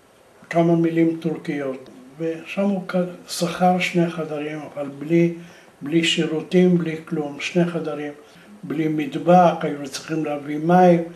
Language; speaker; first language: Hebrew; early bilingual, other home language; Greek